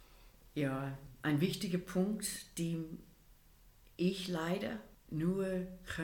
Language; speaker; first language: German; non-native, fluent; English